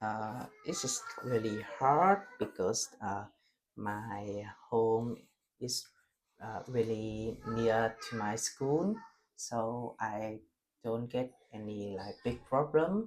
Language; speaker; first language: English; non-native, learner; Vietnamese